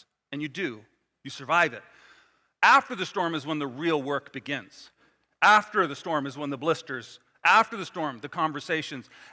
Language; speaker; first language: English; native; English